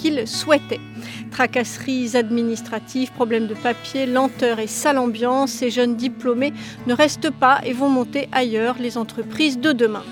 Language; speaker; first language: French; native; French